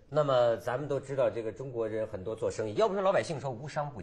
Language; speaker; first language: Chinese; native; Chinese